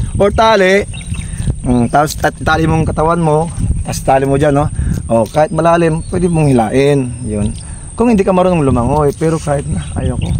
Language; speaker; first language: Filipino; non-native, local second language; Pangasinan